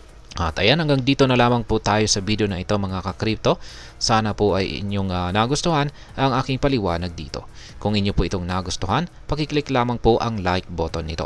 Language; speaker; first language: Filipino; native; Filipino